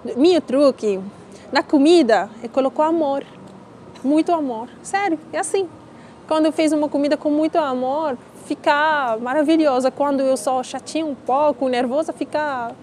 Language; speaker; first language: Portuguese; non-native, learner; Arabic